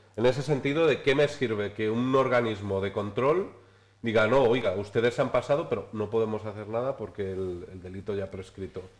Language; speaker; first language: Spanish; native; Spanish